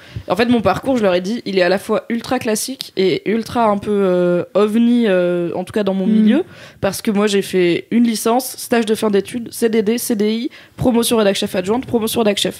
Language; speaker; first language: French; native; French